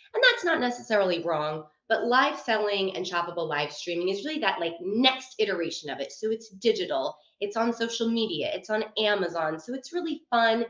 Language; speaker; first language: English; native; English